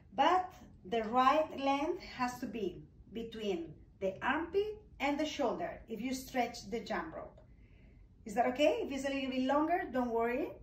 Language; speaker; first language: English; non-native, fluent; Spanish